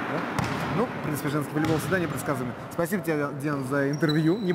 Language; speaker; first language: Russian; native; Russian